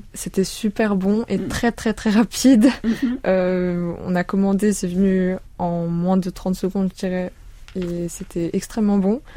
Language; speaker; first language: French; early bilingual, other home language; Korean